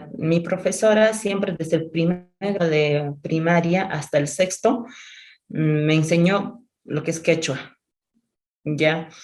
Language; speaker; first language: Spanish; non-native, local second language; Quechua